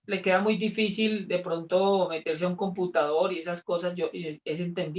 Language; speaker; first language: Spanish; native; Spanish